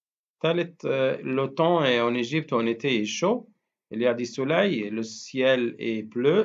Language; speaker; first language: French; non-native, fluent; Arabic